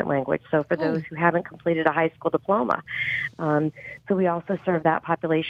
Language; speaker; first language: English; native; English